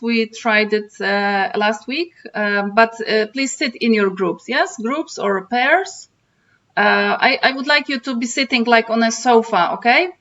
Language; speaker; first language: English; non-native, fluent; Polish